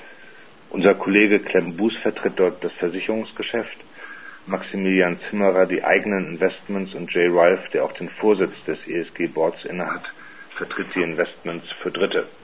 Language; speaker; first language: German; native; German